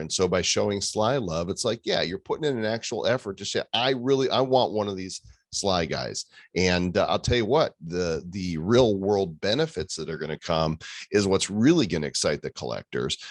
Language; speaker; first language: English; native; English